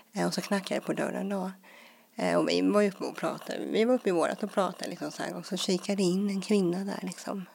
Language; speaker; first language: Swedish; early bilingual, other home language; English